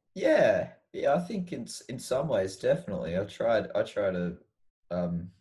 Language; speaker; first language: English; native; English